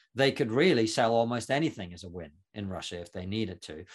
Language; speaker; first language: English; non-native, fluent; Russian